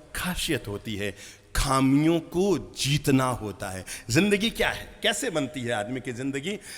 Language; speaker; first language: Hindi; native; Hindi